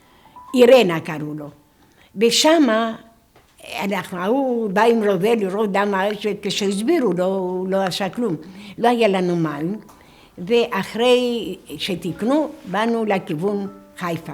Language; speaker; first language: Hebrew; non-native, fluent; Greek